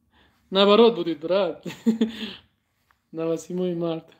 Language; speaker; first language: Russian; non-native, learner; Tajik